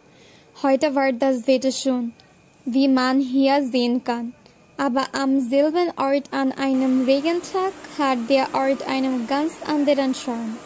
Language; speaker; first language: German; non-native, learner; Bangla